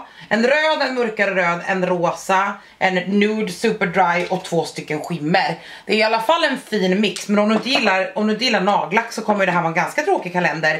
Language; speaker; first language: Swedish; native; Swedish